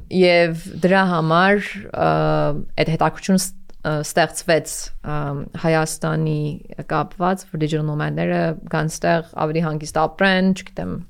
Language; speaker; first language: Armenian; early bilingual, heritage; Armenian